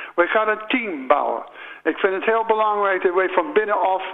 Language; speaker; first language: Dutch; non-native, fluent; English